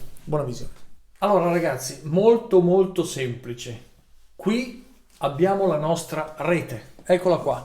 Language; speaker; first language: Italian; native; Italian